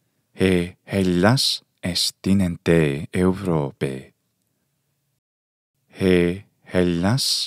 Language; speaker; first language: Greek; non-native, fluent; English